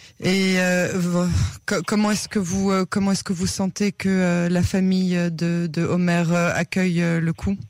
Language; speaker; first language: French; native; French